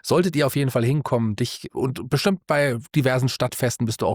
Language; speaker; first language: German; native; German